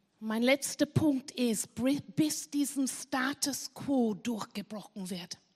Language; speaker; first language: German; non-native, fluent; English